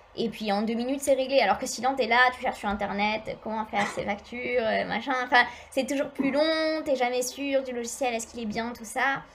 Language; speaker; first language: French; native; French